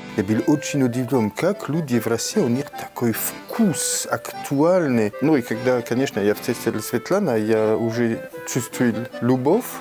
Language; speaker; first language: Russian; non-native, learner; French